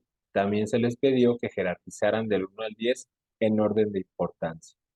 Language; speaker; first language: Spanish; native; Spanish